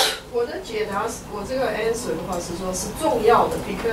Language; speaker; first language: Chinese; native; Chinese